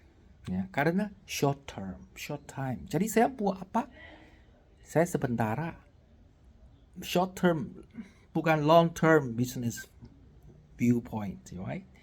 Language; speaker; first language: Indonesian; non-native, fluent; Chinese